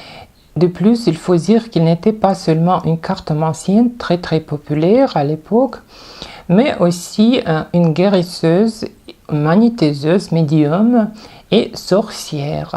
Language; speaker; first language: French; non-native, fluent; Russian